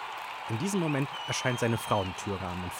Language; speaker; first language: German; native; German